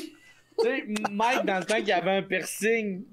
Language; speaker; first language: French; native; French